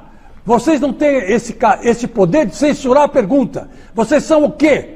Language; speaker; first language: Portuguese; native; Portuguese